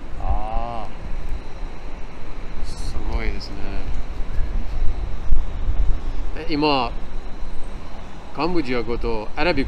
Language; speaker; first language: Japanese; non-native, learner; Khmer